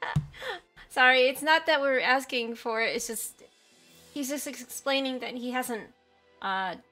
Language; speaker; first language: English; native; English